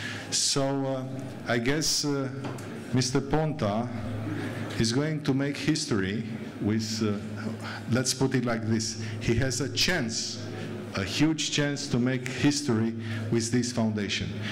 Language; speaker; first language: English; non-native, fluent; Romanian